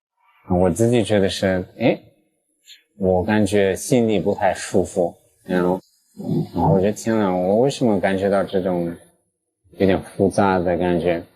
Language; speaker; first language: Chinese; non-native, fluent; English